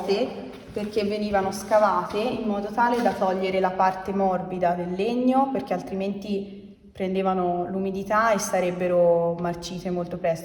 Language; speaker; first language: Italian; native; Italian